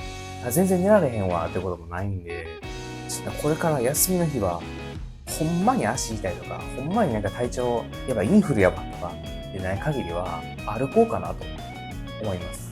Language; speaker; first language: Japanese; native; Japanese